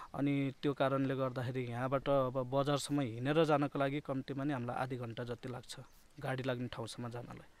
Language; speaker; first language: Nepali; native; Nepali